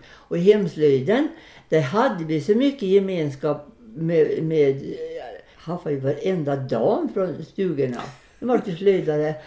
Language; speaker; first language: Swedish; native; Swedish